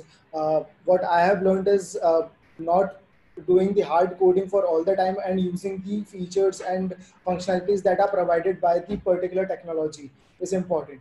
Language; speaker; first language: English; non-native, local second language; Hindi